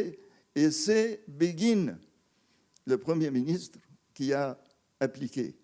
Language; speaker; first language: French; non-native, fluent; Arabic